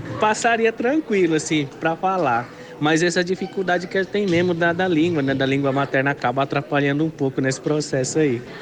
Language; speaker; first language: Portuguese; non-native, local second language; Guarani